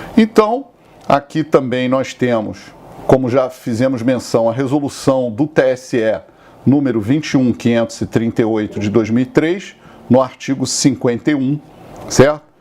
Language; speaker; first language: Portuguese; native; Portuguese